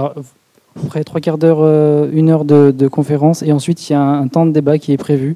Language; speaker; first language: French; native; French